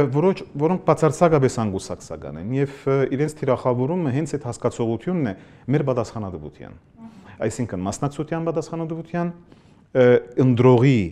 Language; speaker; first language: Armenian; early bilingual, heritage; Armenian